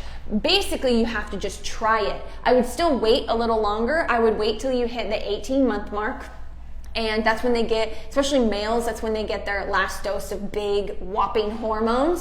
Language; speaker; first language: English; native; English